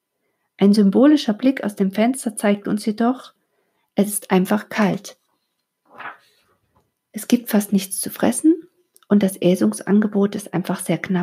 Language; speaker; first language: German; native; German